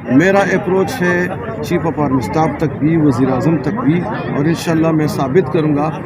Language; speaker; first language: Urdu; non-native, local second language; Pashto